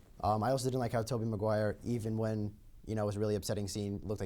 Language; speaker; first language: English; native; English